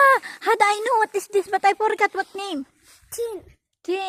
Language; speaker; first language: English; non-native, learner; Filipino